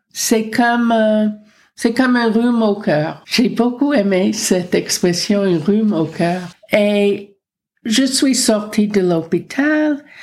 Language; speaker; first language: French; non-native, fluent; English